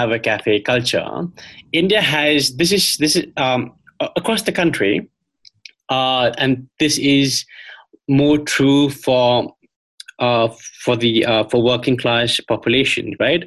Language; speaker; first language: English; non-native, local second language; Khasi